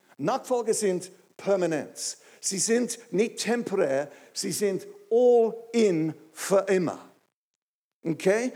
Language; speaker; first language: German; non-native, fluent; English